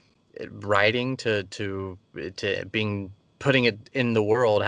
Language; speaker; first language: English; native; English